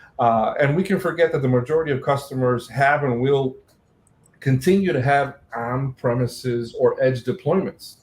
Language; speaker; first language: English; native; English